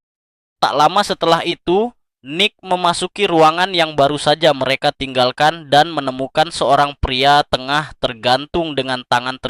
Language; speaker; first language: Indonesian; native; Indonesian